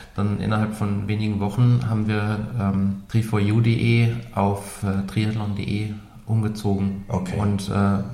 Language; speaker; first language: German; native; German